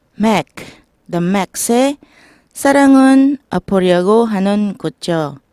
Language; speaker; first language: Korean; non-native, learner; Filipino